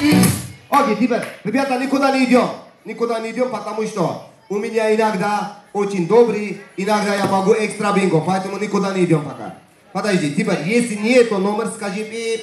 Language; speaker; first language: Russian; non-native, learner; Turkish